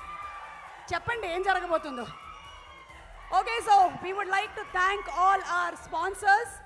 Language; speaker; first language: Telugu; native; Telugu